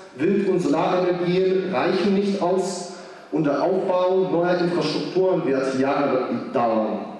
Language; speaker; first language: German; non-native, fluent; Ukrainian